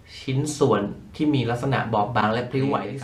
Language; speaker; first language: Thai; native; Thai